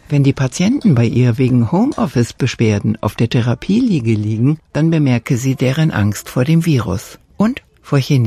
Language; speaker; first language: German; native; German